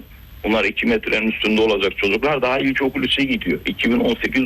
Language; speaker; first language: Turkish; native; Turkish